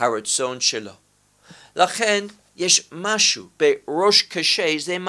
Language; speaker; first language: Hebrew; non-native, fluent; English